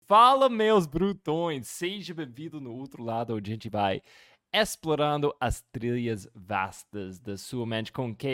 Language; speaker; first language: Portuguese; non-native, fluent; English